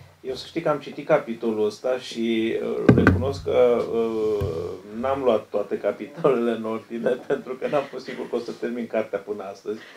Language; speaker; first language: Romanian; native; Romanian